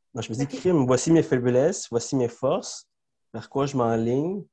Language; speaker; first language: French; early bilingual, other home language; Spanish